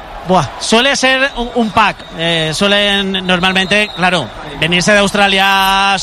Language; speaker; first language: Spanish; native; Spanish